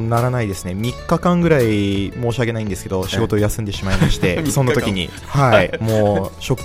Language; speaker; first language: Japanese; early bilingual, other home language; Portuguese